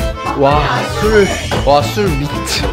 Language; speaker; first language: Korean; native; Korean